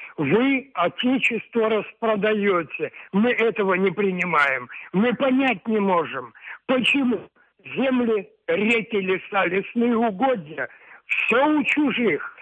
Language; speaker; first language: Russian; native; Russian